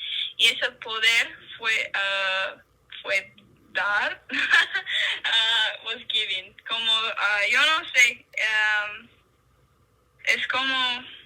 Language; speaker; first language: Spanish; non-native, learner; English